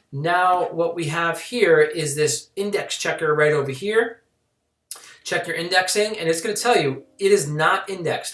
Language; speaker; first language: English; native; English